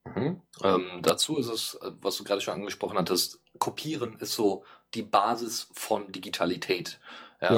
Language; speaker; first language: German; native; German